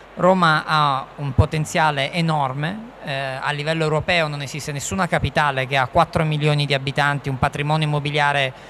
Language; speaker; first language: Italian; native; Italian